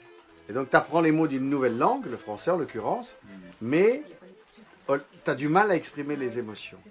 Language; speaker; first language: French; native; French